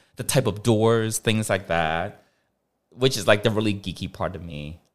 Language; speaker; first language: English; non-native, local second language; Cantonese